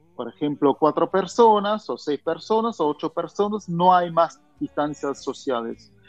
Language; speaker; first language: Spanish; non-native, fluent; German